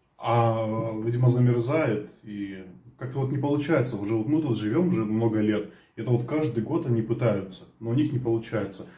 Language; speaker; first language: Russian; early bilingual, other home language; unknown